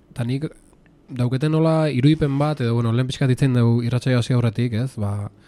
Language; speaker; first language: Basque; native; Basque